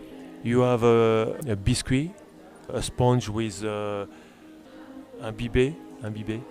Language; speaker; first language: English; non-native, learner; French